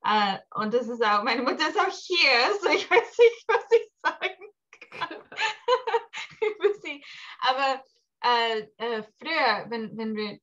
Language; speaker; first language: German; early bilingual, heritage; English